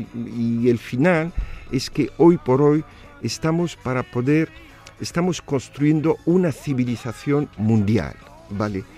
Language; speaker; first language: Spanish; non-native, fluent; Arabic